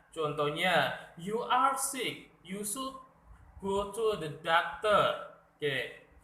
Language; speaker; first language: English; non-native, learner; Indonesian